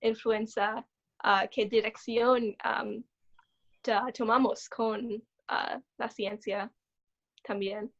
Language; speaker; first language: Spanish; non-native, learner; English